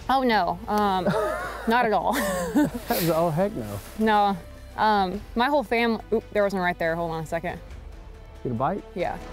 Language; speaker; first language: English; native; English